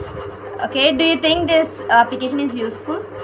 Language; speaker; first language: English; non-native, learner; Kannada